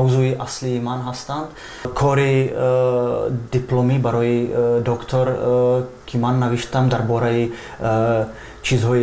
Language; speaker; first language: Persian; non-native, fluent; Czech